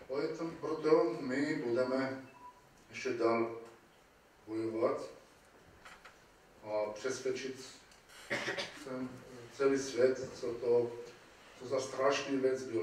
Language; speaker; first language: Czech; non-native, learner; Armenian